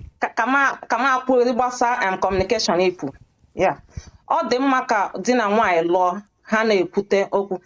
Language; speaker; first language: Igbo; early bilingual, heritage; Igbo